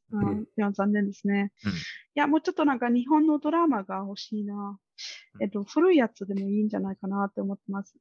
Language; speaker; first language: Japanese; non-native, fluent; German